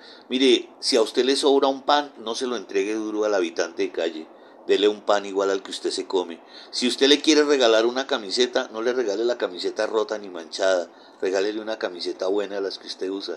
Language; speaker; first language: Spanish; native; Spanish